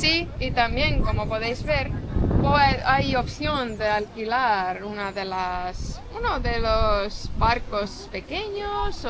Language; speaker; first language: Spanish; non-native, fluent; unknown